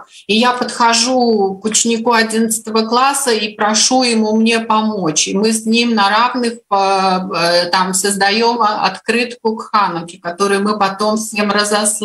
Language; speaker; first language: Russian; native; Russian